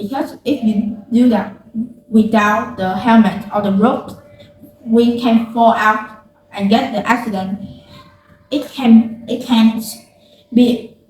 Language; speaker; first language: English; non-native, learner; Vietnamese